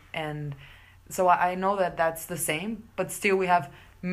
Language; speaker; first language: English; non-native, fluent; Spanish